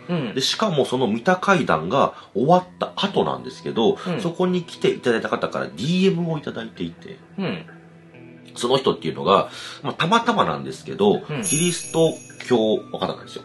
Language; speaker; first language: Japanese; native; Japanese